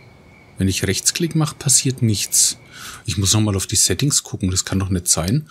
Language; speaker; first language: German; native; German